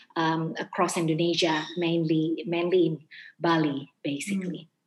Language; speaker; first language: English; non-native, fluent; Indonesian